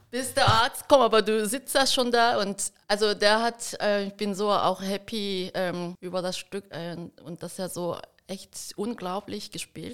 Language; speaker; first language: German; early bilingual, heritage; Korean